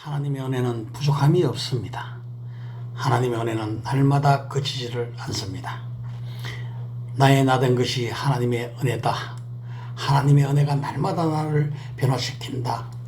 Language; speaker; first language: Korean; native; Korean